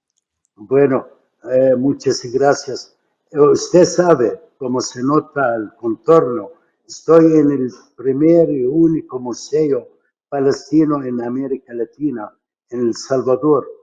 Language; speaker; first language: Spanish; non-native, fluent; Arabic